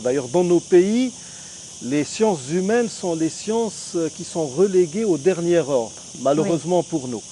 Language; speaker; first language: French; non-native, local second language; Arabic